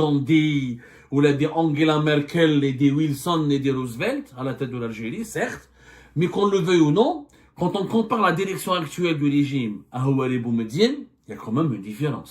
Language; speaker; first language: French; non-native, local second language; Arabic